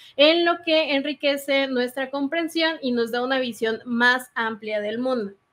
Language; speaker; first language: Spanish; native; Spanish